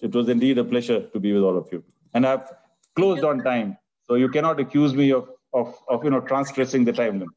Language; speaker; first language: English; non-native, local second language; Punjabi